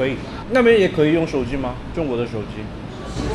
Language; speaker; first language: Chinese; non-native, learner; Korean